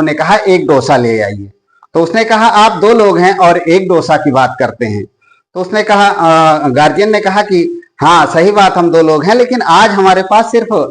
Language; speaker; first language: Hindi; native; Hindi